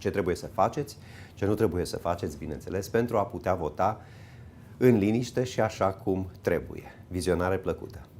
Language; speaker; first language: Romanian; native; Romanian